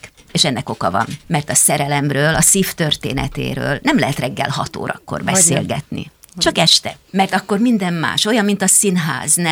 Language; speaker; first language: Hungarian; native; Hungarian